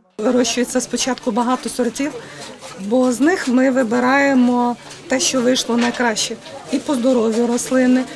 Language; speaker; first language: Ukrainian; native; Ukrainian